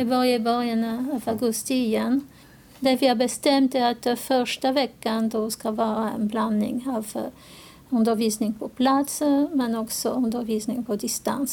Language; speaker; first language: Swedish; non-native, fluent; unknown